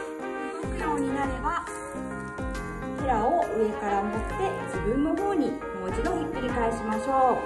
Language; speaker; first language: Japanese; native; Japanese